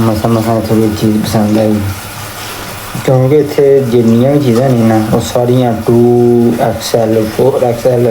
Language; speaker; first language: Hindi; non-native, local second language; Punjabi